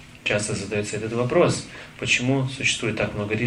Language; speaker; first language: Russian; native; Russian